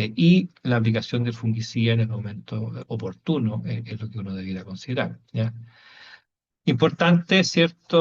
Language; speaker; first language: Spanish; native; Spanish